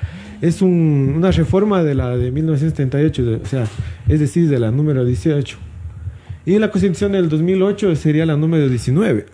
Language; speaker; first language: Spanish; native; Spanish